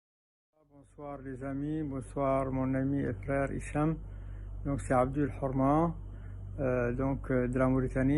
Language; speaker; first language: French; non-native, local second language; Arabic